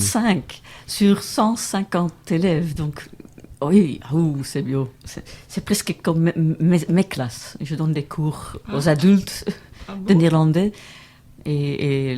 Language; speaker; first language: French; non-native, local second language; Dutch